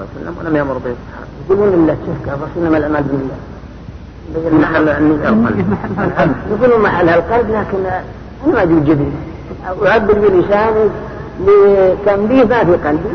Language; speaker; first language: Arabic; native; Arabic